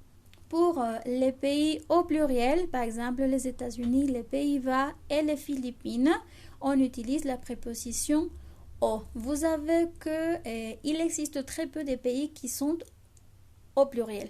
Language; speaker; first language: French; non-native, fluent; Spanish